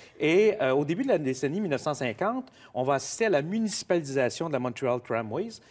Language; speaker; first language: French; native; French